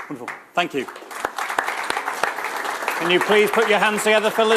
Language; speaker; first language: English; native; English